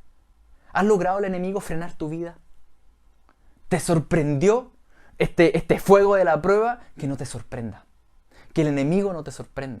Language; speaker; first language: Spanish; native; Spanish